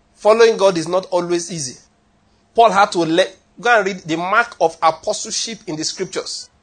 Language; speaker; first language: English; non-native, local second language; Yoruba